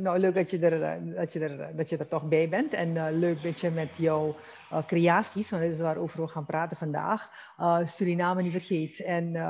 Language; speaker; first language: Dutch; native; Dutch